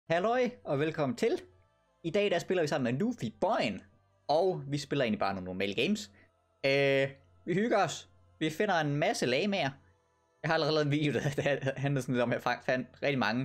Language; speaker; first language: Danish; native; Danish